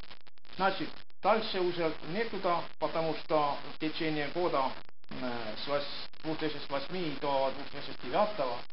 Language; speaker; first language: Russian; non-native, local second language; Estonian